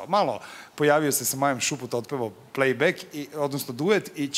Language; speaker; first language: Serbian; native; Serbian